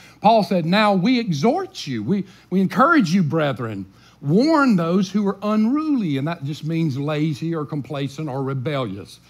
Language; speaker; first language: English; native; English